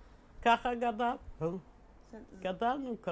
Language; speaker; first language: Hebrew; non-native, fluent; Polish